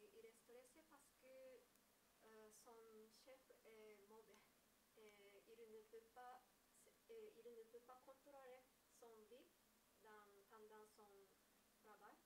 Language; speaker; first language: French; non-native, learner; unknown